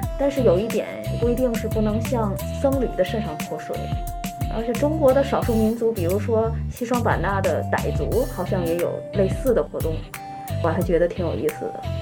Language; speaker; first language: Chinese; native; Chinese